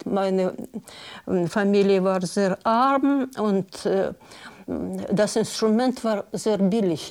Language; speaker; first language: German; non-native, learner; Russian